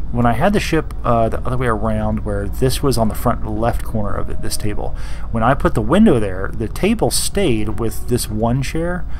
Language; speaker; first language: English; native; English